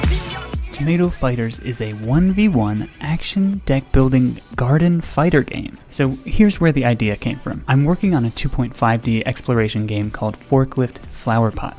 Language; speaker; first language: English; native; English